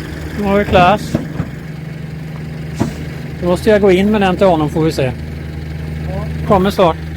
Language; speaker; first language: Swedish; native; Swedish